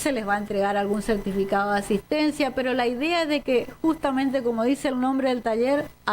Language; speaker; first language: Spanish; native; Spanish